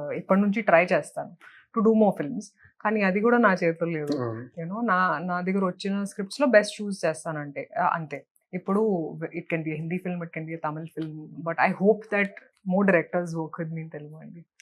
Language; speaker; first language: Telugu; non-native, local second language; Hindi